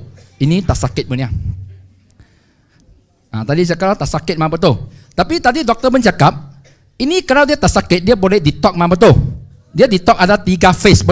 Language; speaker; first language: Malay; non-native, local second language; Chinese